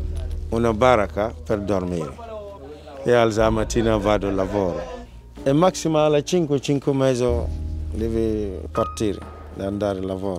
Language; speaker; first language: Italian; non-native, learner; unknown